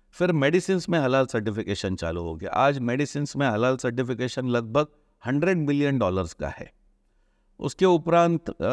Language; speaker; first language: Hindi; non-native, local second language; Marathi